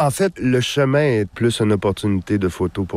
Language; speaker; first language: French; native; French